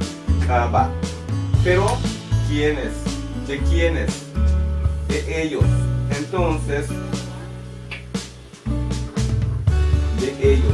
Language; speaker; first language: Spanish; non-native, local second language; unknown